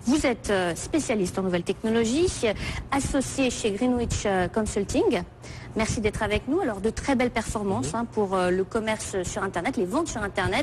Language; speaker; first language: French; native; French